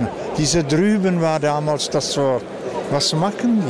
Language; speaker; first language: German; non-native, fluent; Czech